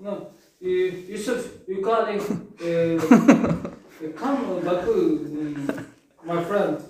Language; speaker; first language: English; non-native, learner; Turkmen